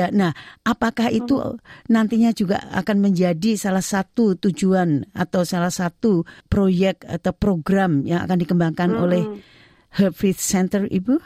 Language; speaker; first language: Indonesian; native; Indonesian